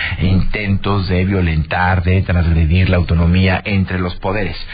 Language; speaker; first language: Spanish; native; Spanish